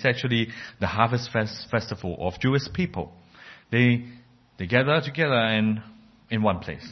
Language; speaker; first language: English; non-native, fluent; Cantonese